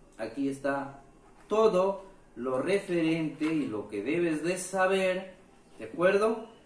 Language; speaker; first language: Spanish; native; Spanish